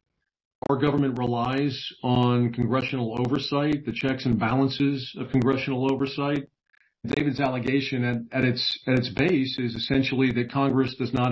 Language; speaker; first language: English; native; English